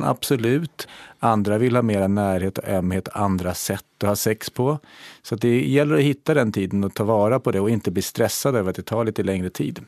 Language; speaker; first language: Swedish; native; Swedish